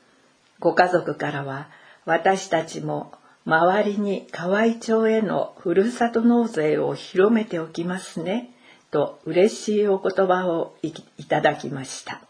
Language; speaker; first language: Japanese; native; Japanese